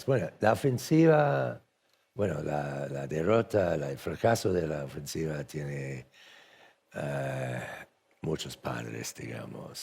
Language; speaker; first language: Spanish; non-native, fluent; English